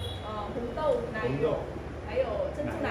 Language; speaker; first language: Chinese; non-native, fluent; Vietnamese